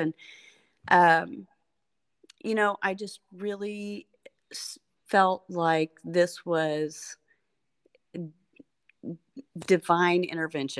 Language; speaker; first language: English; native; English